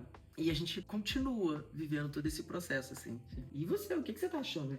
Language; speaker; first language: Portuguese; native; Portuguese